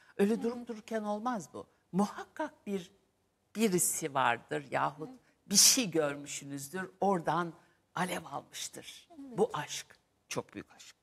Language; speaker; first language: Turkish; native; Turkish